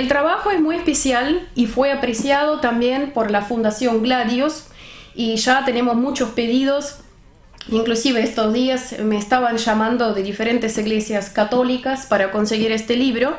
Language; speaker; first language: Spanish; non-native, fluent; Russian